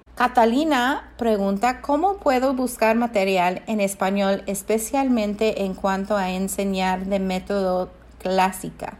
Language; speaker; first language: Spanish; non-native, fluent; English